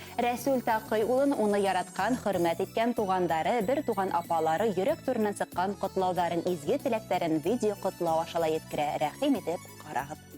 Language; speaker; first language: Tatar; non-native, local second language; Bashkir